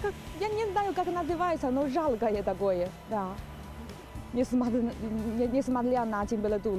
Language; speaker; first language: Russian; non-native, learner; Chinese